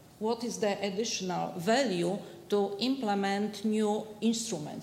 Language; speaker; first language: English; non-native, fluent; Polish